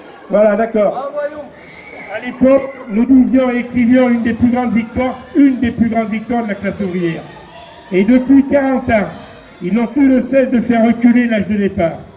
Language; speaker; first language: French; native; French